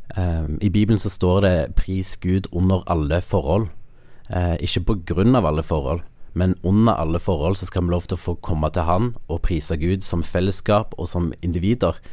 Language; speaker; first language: Norwegian; native; Norwegian